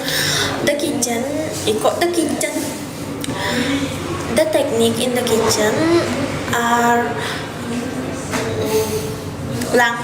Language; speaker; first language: English; non-native, learner; Indonesian